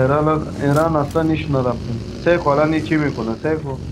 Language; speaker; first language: Persian; non-native, learner; Urdu